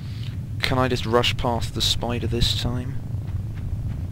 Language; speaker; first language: English; native; English